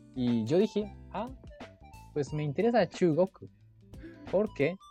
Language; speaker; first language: Spanish; non-native, fluent; Japanese